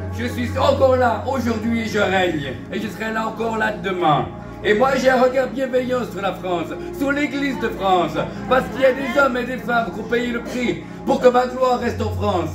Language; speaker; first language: French; early bilingual, other home language; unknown